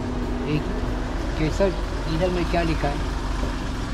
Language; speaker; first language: Hindi; non-native, local second language; Chinese